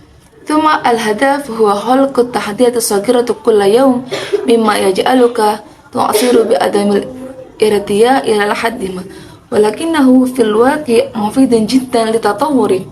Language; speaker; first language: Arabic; non-native, learner; Indonesian